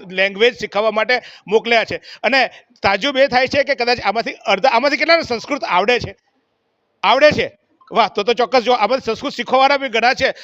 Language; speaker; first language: Gujarati; native; Gujarati